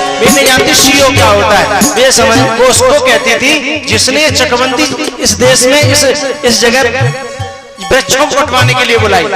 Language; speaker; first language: Hindi; native; Hindi